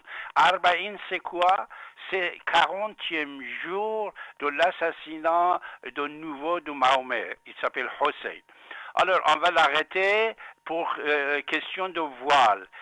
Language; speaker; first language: French; non-native, fluent; Persian